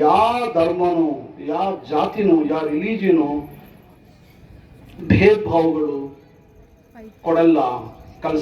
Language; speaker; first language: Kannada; non-native, fluent; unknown